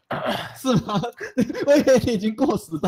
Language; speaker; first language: Chinese; native; Chinese